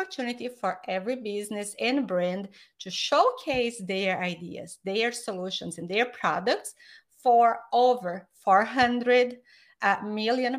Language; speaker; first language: English; non-native, fluent; Portuguese